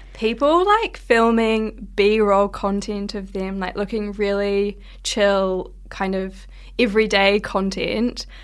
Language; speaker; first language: English; native; English